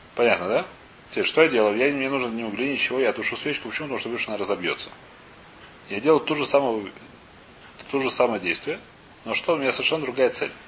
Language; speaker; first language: Russian; early bilingual, heritage; Russian